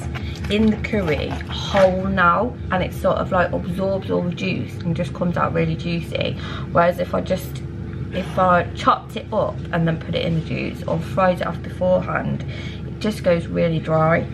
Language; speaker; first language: English; native; English